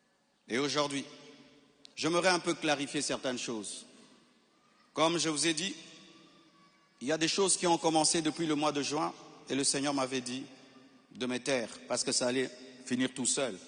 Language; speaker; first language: French; non-native, local second language; Lingala